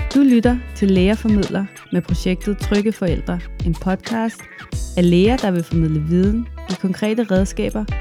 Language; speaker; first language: Danish; non-native, fluent; German